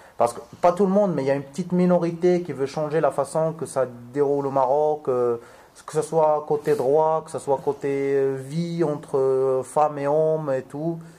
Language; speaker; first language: French; non-native, local second language; Arabic